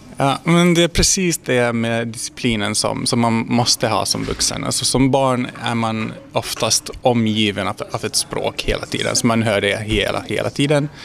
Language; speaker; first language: Swedish; non-native, fluent; Hungarian